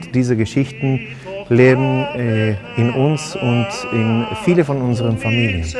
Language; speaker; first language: German; non-native, fluent; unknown